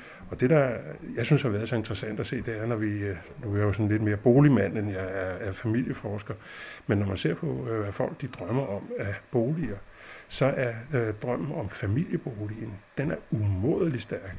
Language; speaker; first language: Danish; native; Danish